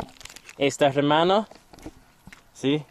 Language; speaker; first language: Spanish; non-native, learner; English